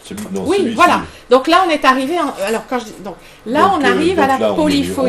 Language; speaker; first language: French; native; French